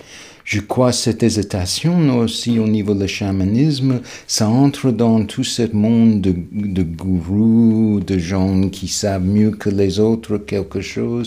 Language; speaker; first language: French; non-native, fluent; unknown